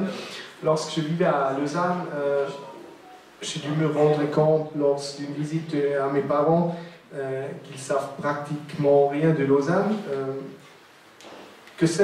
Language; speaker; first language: French; non-native, local second language; German